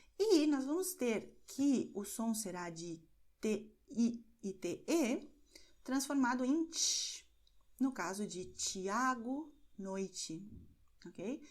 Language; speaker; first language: Portuguese; native; Portuguese